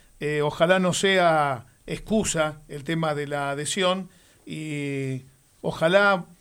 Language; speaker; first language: Spanish; native; Spanish